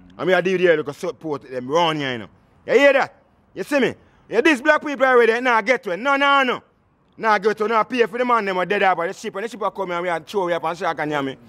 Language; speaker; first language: English; native; English